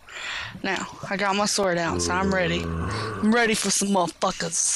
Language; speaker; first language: English; native; English